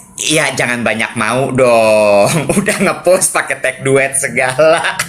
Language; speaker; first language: Indonesian; native; Indonesian